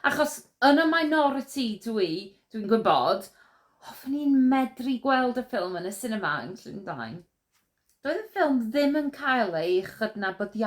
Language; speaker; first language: Welsh; non-native, learner; English